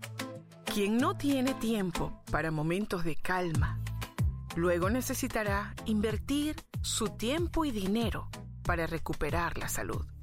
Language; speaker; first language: Spanish; native; Spanish